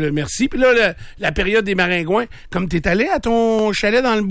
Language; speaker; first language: French; native; French